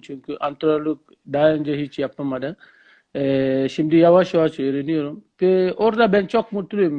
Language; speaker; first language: Turkish; non-native, learner; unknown